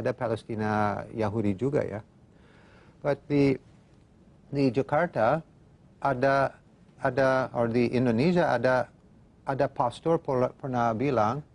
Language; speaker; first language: Indonesian; non-native, fluent; English